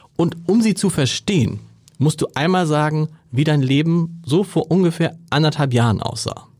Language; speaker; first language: German; native; German